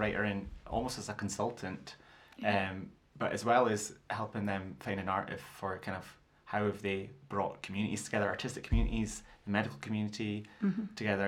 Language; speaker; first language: English; native; English